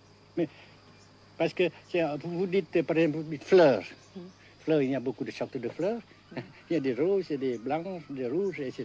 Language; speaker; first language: French; non-native, local second language; Vietnamese